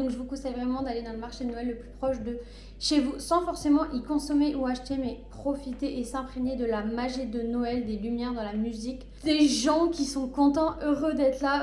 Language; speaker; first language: French; native; French